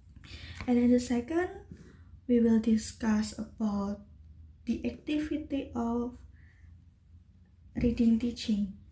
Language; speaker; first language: English; non-native, learner; Indonesian